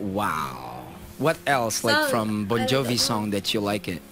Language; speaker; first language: English; non-native, learner; Indonesian